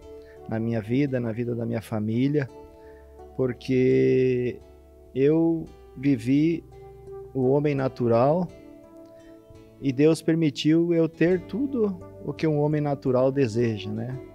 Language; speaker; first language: Portuguese; native; Portuguese